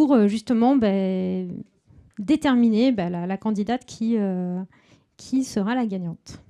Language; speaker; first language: French; native; French